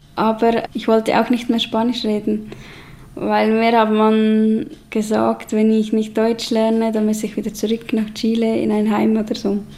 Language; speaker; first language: German; native; German